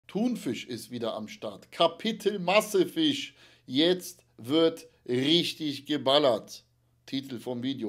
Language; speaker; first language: German; native; German